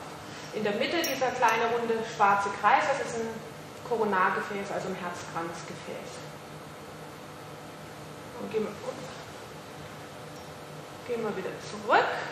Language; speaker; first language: German; native; German